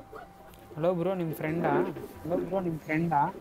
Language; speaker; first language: Hindi; non-native, local second language; Kannada